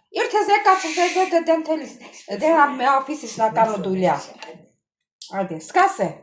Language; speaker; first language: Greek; non-native, learner; Armenian